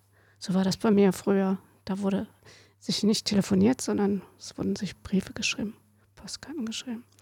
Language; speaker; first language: German; native; German